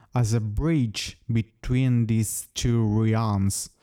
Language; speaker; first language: English; non-native, fluent; Italian